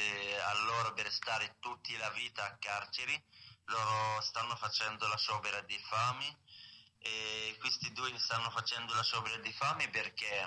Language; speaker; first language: Italian; non-native, learner; Arabic